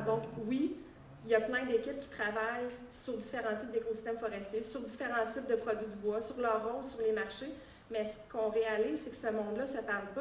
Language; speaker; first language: French; native; French